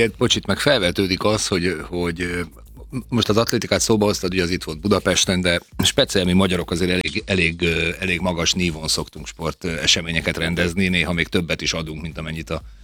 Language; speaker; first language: Hungarian; native; Hungarian